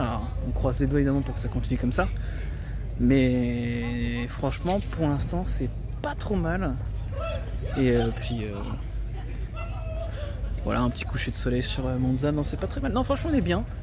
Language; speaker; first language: French; native; French